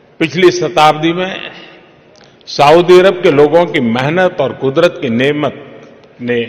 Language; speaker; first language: Hindi; non-native, local second language; Gujarati